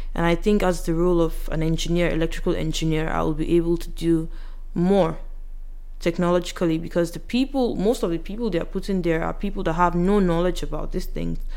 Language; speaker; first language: English; non-native, local second language; Yoruba